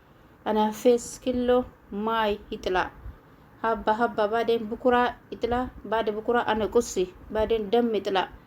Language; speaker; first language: Arabic; non-native, learner; Oromo